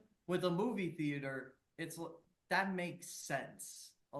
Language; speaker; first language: English; native; English